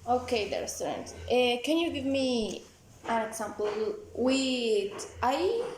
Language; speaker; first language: English; non-native, learner; Spanish